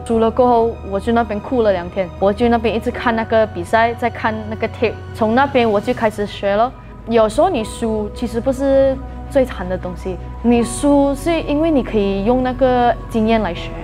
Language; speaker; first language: Chinese; native; Chinese